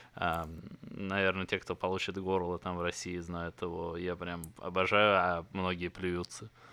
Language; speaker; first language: Russian; native; Russian